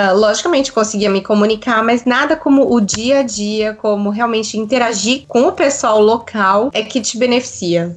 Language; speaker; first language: Portuguese; native; Portuguese